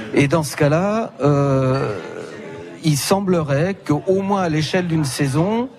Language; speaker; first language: French; native; French